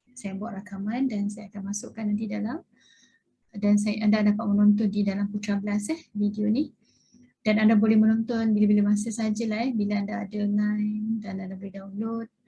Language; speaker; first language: Malay; native; Malay